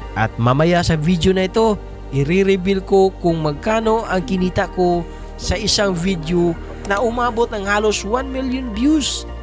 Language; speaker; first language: Filipino; non-native, local second language; Cebuano